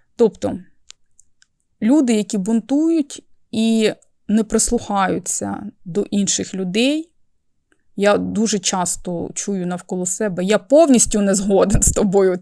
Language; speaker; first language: Ukrainian; native; Ukrainian